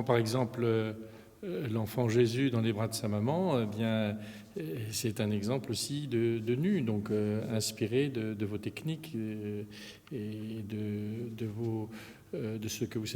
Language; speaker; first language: French; native; French